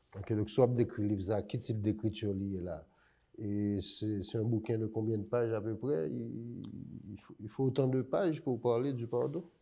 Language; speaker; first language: French; non-native, local second language; Haitian Creole